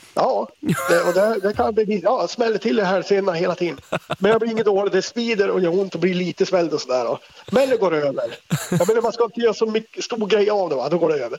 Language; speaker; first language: Swedish; native; Swedish